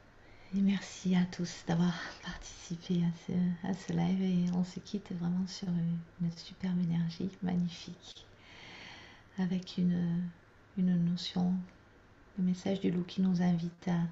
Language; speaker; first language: French; native; French